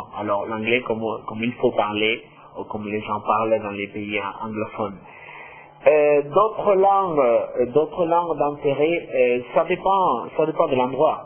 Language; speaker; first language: French; non-native, fluent; Spanish